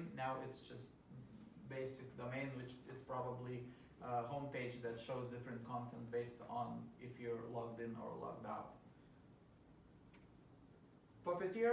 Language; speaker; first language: English; non-native, fluent; Lithuanian